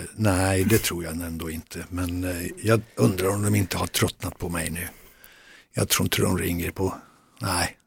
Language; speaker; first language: Swedish; native; Swedish